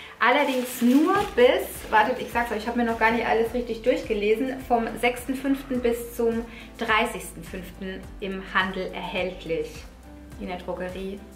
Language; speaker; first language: German; early bilingual, other home language; Italian